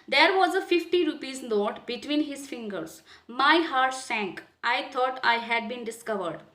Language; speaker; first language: English; non-native, local second language; Hindi